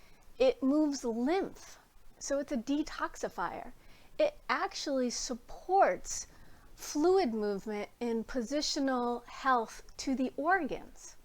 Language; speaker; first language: English; native; English